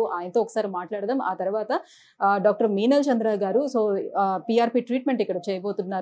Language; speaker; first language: Telugu; native; Telugu